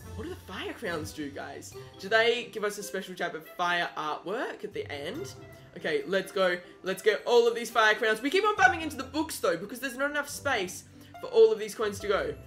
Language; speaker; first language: English; native; English